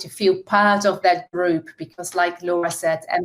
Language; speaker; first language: English; non-native, fluent; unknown